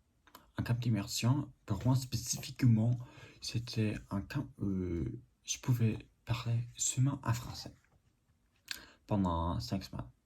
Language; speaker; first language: French; non-native, learner; English